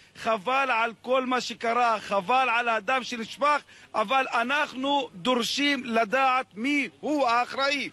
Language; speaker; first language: Hebrew; non-native, local second language; Arabic